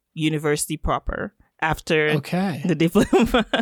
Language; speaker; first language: English; non-native, local second language; Yoruba